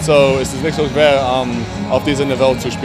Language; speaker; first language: German; non-native, fluent; English